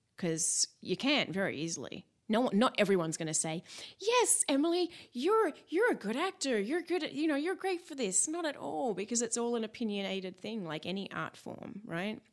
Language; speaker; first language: English; native; English